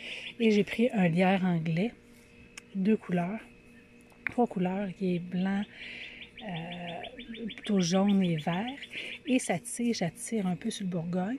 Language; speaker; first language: French; native; French